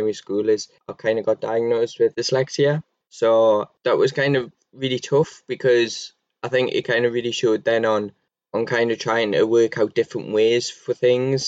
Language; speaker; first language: English; native; English